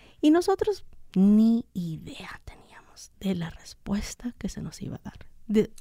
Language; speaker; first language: Spanish; early bilingual, heritage; Spanish